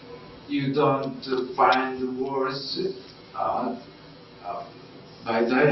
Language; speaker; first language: English; non-native, learner; Japanese